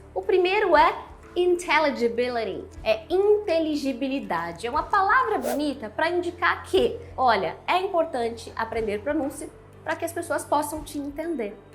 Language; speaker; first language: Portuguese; native; Portuguese